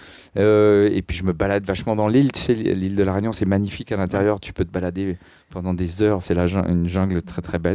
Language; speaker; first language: French; native; French